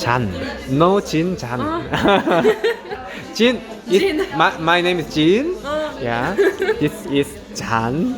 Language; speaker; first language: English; non-native, learner; Korean